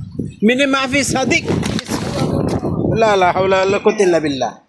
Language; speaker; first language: Arabic; non-native, learner; Bangla